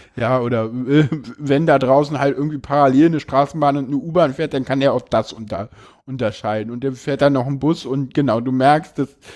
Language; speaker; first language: German; native; German